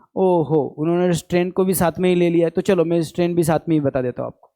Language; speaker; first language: Hindi; non-native, local second language; Marathi